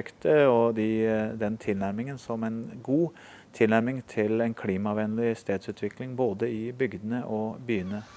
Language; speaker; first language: Norwegian; native; Norwegian